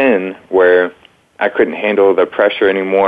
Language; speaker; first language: English; native; English